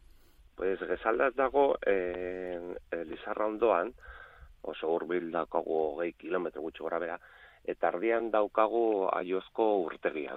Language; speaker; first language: Basque; non-native, local second language; Spanish